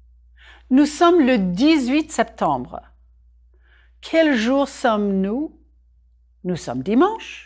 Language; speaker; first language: French; non-native, fluent; English